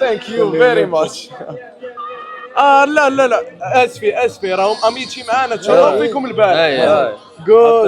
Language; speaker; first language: Arabic; native; Arabic